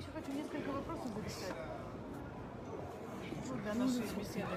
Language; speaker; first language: Russian; native; Russian